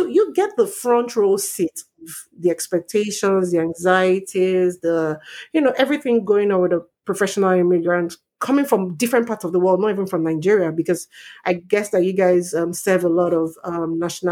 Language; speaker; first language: English; non-native, local second language; Yoruba